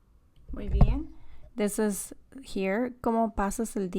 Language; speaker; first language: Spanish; non-native, fluent; English